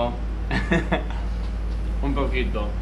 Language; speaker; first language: Spanish; non-native, learner; English